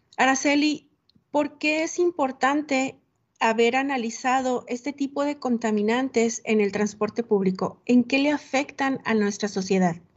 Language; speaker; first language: Spanish; native; Spanish